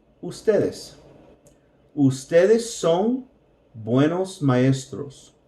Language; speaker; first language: Spanish; non-native, fluent; English